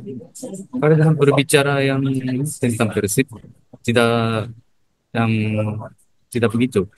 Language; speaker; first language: Indonesian; non-native, learner; Japanese